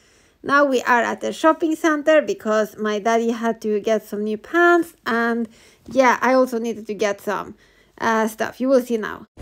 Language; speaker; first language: English; non-native, fluent; Norwegian